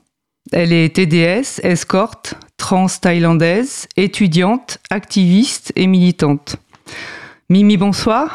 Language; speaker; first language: French; native; French